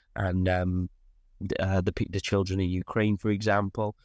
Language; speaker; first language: English; native; English